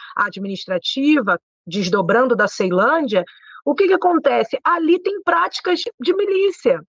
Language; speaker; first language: Portuguese; native; Portuguese